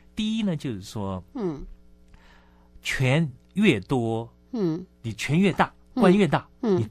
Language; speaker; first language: Chinese; native; Chinese